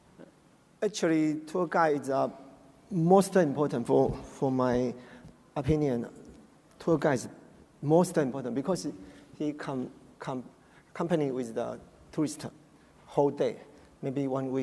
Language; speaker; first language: English; non-native, learner; Chinese